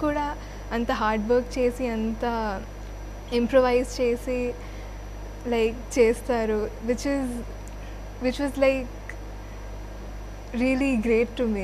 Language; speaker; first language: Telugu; non-native, learner; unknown